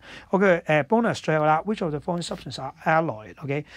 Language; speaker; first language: English; non-native, local second language; Cantonese